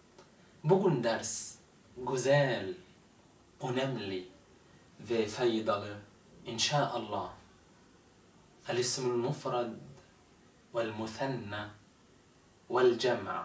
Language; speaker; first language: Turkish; non-native, fluent; Arabic